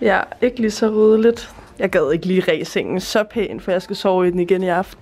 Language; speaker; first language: Danish; native; Danish